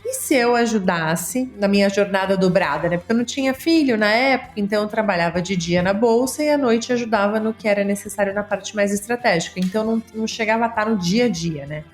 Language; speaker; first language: Portuguese; native; Portuguese